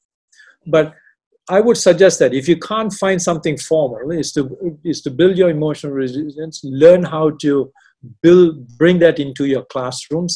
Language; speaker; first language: English; non-native, local second language; Tamil